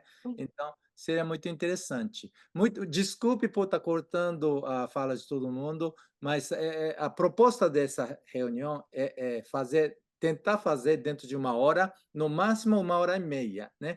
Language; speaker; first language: Portuguese; non-native, fluent; Japanese